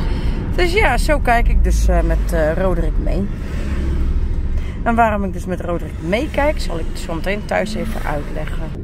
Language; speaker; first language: Dutch; native; Dutch